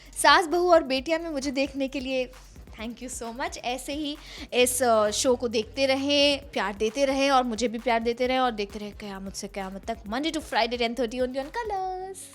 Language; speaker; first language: Hindi; native; Hindi